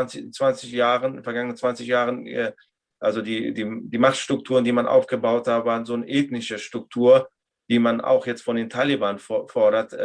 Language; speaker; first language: German; non-native, fluent; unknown